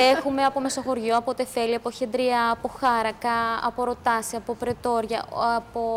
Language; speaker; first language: Greek; native; Greek